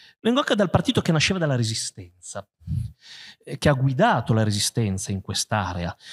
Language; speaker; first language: Italian; native; Italian